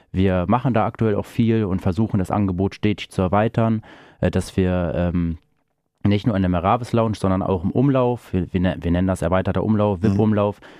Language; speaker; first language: German; native; German